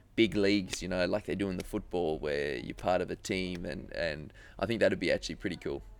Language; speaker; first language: English; native; English